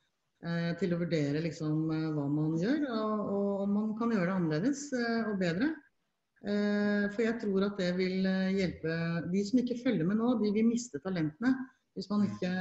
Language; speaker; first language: Norwegian; native; Norwegian